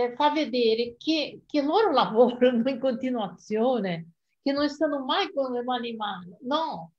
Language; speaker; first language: Italian; non-native, fluent; Portuguese